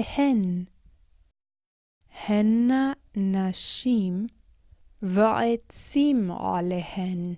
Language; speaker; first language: Hebrew; non-native, fluent; English